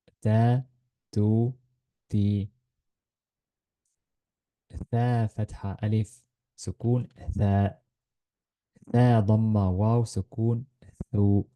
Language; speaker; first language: Arabic; non-native, fluent; Estonian